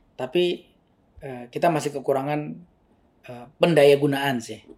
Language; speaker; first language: Indonesian; native; Indonesian